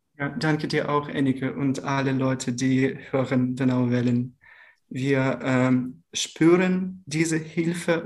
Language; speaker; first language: German; non-native, learner; Ukrainian